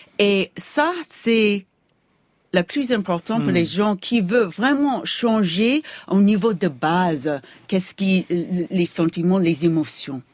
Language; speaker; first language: French; non-native, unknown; English